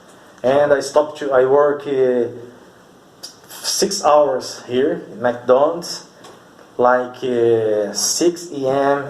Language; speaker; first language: English; non-native, learner; Portuguese